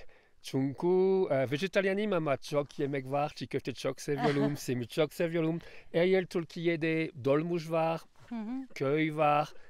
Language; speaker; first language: Turkish; non-native, learner; French